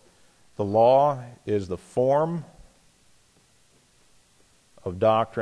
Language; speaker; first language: English; native; English